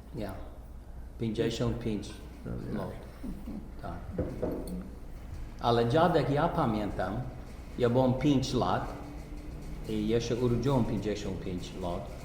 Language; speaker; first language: Polish; early bilingual, heritage; Polish